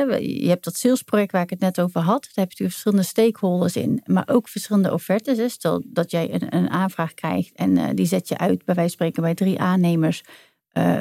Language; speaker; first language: Dutch; native; Dutch